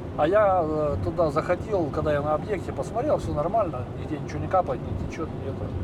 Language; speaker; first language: Russian; native; Russian